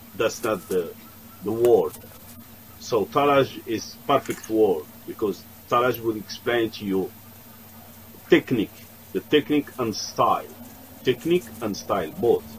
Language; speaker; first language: English; non-native, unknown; Arabic